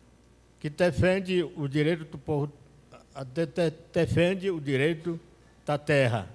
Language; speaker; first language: Portuguese; non-native, local second language; Yanomámi